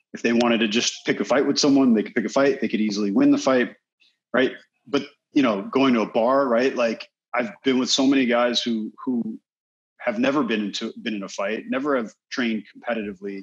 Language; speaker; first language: English; native; English